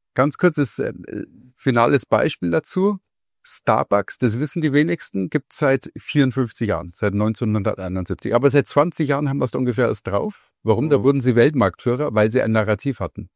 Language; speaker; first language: German; native; German